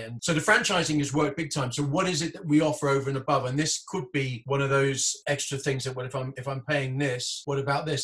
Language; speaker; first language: English; native; English